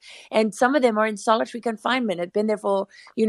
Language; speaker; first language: English; native; English